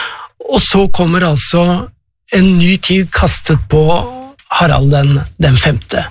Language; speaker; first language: Norwegian; native; Norwegian